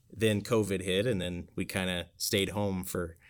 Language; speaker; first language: English; native; English